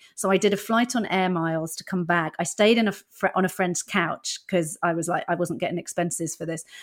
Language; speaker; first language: English; native; English